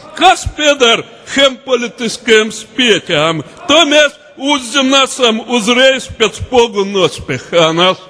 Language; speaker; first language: Latvian; non-native, local second language; Russian